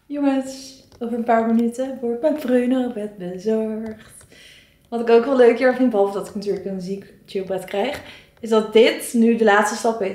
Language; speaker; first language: Dutch; native; Dutch